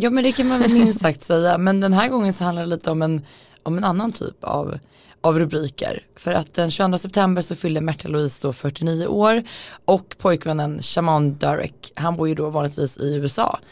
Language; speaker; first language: Swedish; native; Swedish